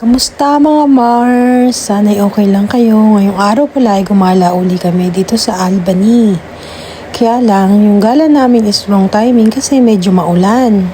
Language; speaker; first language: Filipino; native; Filipino